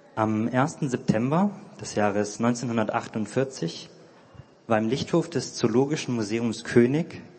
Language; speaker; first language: German; native; German